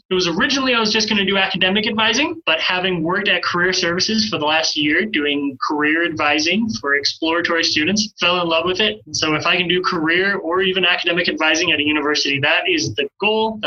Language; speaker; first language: English; native; English